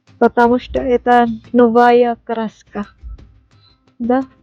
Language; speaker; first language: Russian; non-native, learner; Waray